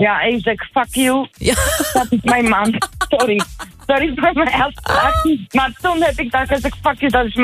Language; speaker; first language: Dutch; non-native, fluent; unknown